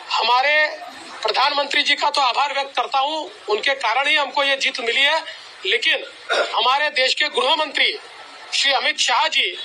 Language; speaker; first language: Hindi; non-native, local second language; Marathi